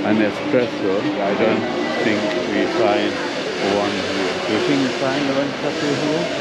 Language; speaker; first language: English; non-native, learner; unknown